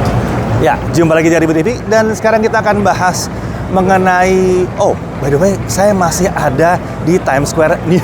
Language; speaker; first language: Indonesian; native; Indonesian